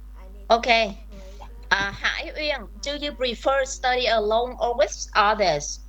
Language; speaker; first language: English; non-native, fluent; Vietnamese